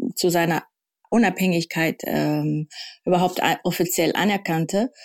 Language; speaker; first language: German; non-native, fluent; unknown